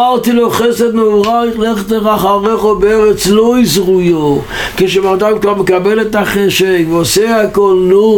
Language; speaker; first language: Hebrew; non-native, local second language; Yiddish